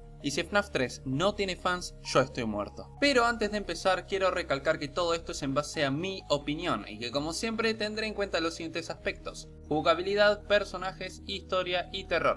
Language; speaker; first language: Spanish; native; Spanish